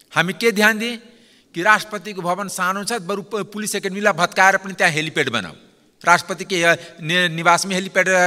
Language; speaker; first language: Nepali; non-native, local second language; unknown